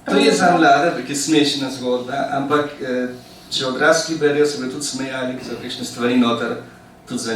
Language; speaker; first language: Slovenian; early bilingual, heritage; Slovenian